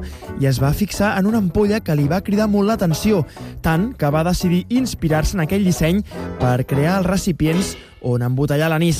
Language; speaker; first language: Catalan; native; Catalan